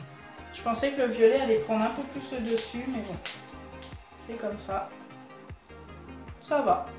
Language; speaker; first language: French; native; French